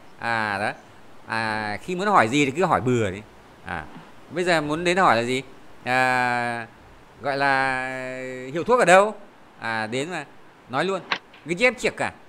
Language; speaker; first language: Vietnamese; native; Vietnamese